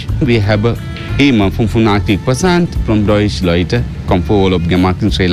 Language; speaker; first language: German; non-native, learner; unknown